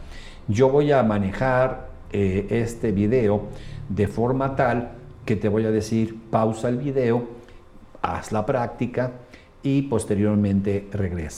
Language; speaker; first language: Spanish; native; Spanish